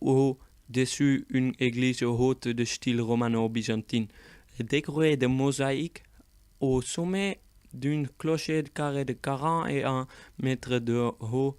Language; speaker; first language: French; non-native, learner; Dutch